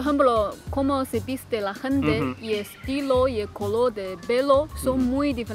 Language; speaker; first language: Spanish; non-native, learner; Chinese